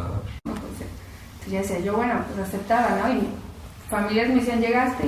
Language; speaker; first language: Spanish; native; Spanish